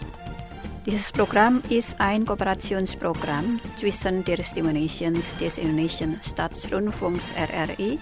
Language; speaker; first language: German; non-native, fluent; Indonesian